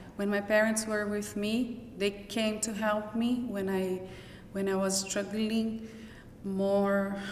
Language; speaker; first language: English; non-native, fluent; Portuguese